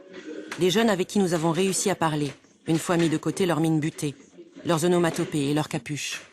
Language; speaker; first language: French; native; French